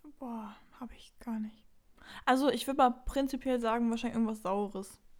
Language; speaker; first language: German; native; German